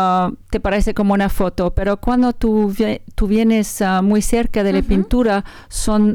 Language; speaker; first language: Spanish; non-native, learner; French